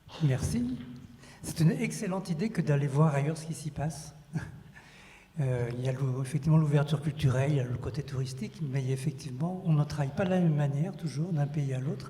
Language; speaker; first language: French; native; French